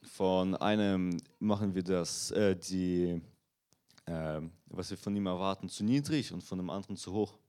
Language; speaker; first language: German; non-native, learner; Russian